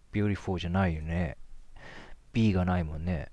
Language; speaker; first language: Japanese; native; Japanese